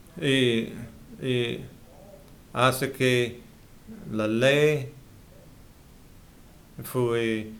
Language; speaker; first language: Spanish; non-native, learner; English